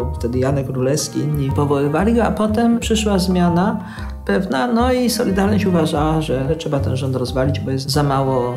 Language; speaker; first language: Polish; native; Polish